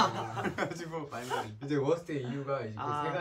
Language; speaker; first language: Korean; native; Korean